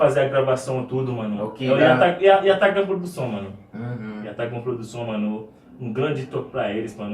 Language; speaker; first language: Portuguese; non-native, fluent; Haitian Creole